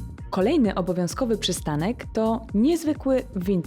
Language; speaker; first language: Polish; native; Polish